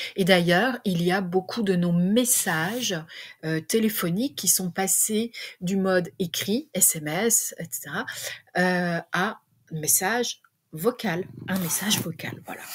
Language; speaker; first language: French; native; French